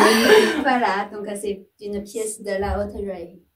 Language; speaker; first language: French; non-native, fluent; Chinese